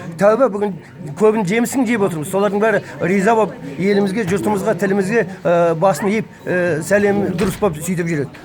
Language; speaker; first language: Kazakh; native; Kazakh